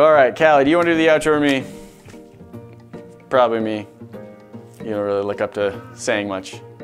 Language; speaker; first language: English; native; English